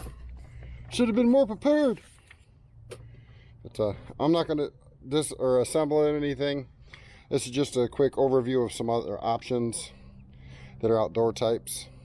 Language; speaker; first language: English; native; English